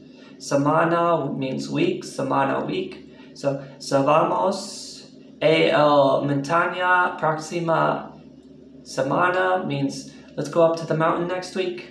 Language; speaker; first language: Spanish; non-native, learner; English